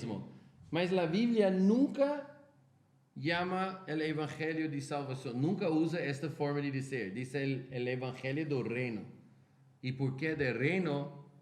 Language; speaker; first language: Spanish; non-native, fluent; Portuguese